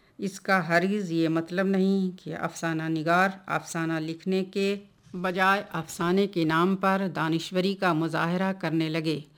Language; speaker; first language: Urdu; native; Urdu